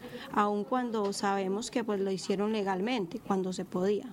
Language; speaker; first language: Spanish; native; Spanish